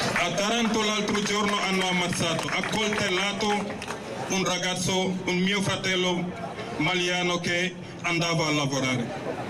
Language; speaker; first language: Italian; non-native, fluent; Wolof